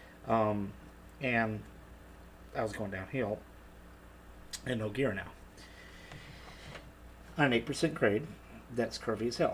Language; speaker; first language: English; native; English